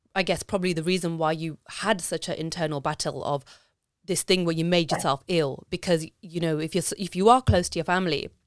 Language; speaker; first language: English; native; English